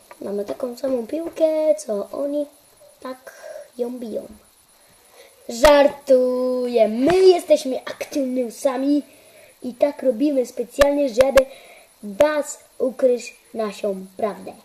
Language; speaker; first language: Polish; early bilingual, heritage; Polish